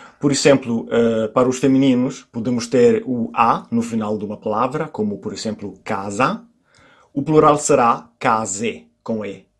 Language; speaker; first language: Portuguese; non-native, fluent; Italian